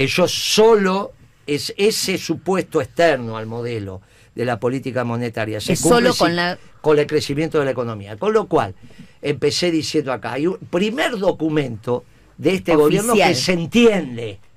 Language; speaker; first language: Spanish; native; Spanish